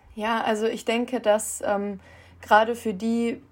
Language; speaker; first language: German; native; German